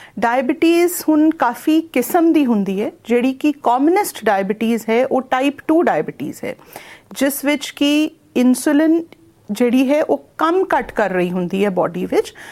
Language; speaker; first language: Punjabi; non-native, local second language; Hindi